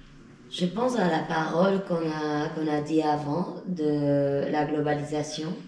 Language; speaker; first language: French; non-native, fluent; Spanish